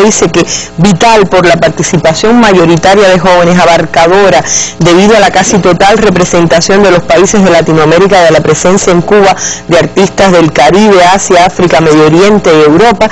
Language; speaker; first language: Spanish; native; Spanish